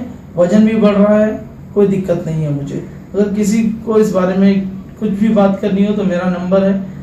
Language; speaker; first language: Hindi; native; Hindi